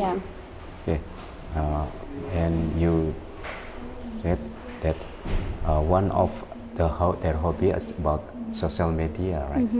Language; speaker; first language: English; non-native, learner; Indonesian